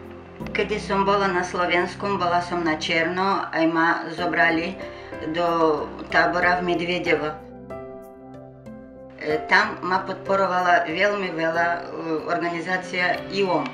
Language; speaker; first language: Slovak; non-native, learner; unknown